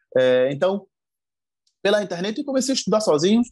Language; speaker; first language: Portuguese; non-native, fluent; Arabic